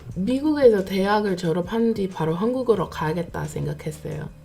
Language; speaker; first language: Korean; non-native, fluent; English